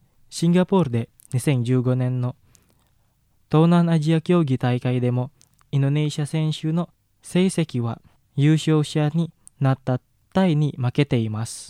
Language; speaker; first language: Japanese; non-native, learner; Indonesian